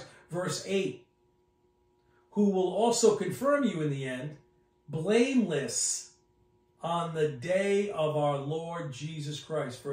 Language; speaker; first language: English; native; English